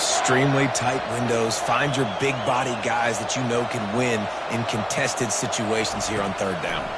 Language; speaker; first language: English; native; English